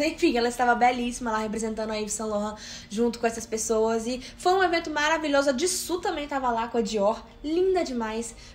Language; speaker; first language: Portuguese; native; Portuguese